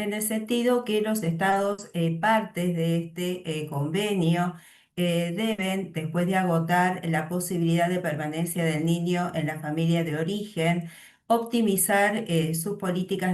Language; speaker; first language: Spanish; native; Spanish